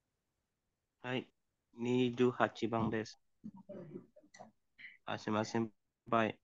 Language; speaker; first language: Japanese; non-native, learner; Indonesian